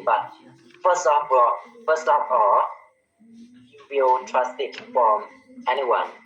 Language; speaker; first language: English; non-native, learner; Khmer